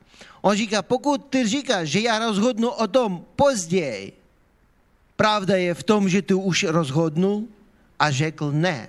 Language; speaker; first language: Czech; non-native, fluent; Ukrainian